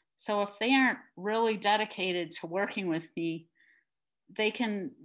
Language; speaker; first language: English; native; English